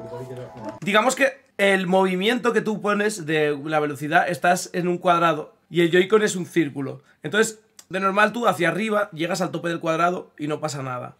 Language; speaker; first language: Spanish; native; Spanish